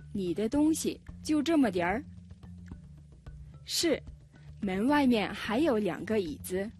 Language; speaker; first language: Chinese; non-native, fluent; Mongolian